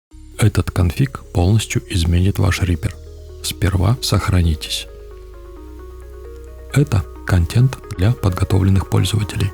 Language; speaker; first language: Russian; native; Russian